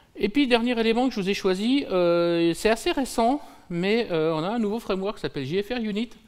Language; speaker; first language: French; native; French